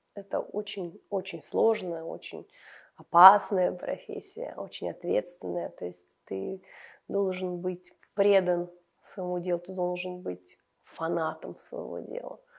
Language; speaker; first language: Russian; native; Russian